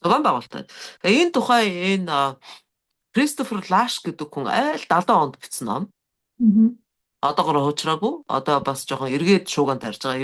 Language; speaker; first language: Mongolian; native; Mongolian